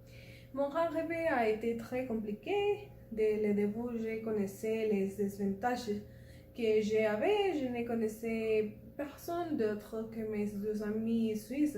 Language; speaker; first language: French; non-native, learner; Spanish